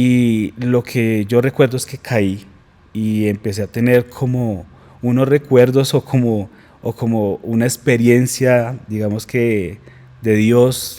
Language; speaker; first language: Spanish; native; Spanish